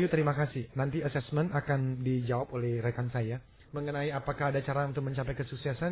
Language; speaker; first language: Indonesian; native; Indonesian